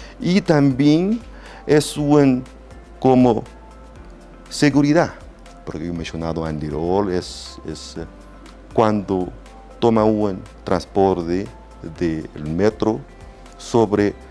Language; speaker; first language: Spanish; non-native, learner; Chinese